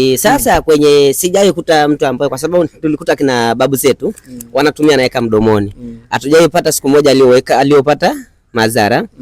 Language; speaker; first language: Swahili; non-native, local second language; Masai